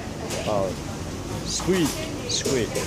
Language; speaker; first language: English; non-native, fluent; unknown